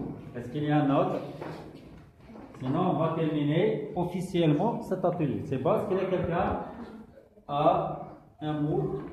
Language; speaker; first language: French; non-native, local second language; Kabyle